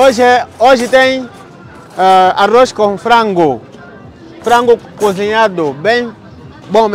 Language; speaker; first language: Portuguese; non-native, learner; Vietnamese